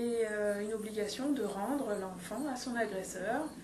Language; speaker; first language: French; native; French